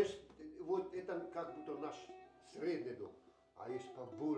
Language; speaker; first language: Russian; non-native, local second language; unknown